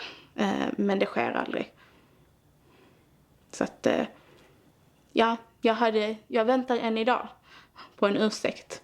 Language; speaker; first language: Swedish; native; Swedish